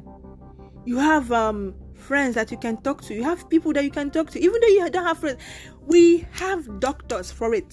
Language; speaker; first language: English; non-native, local second language; Nigerian Pidgin